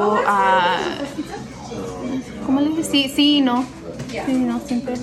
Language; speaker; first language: Spanish; early bilingual, heritage; Spanish